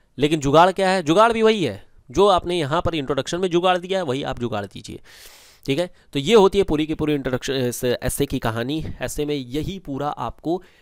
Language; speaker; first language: Hindi; native; Hindi